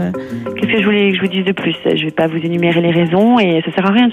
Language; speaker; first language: French; native; French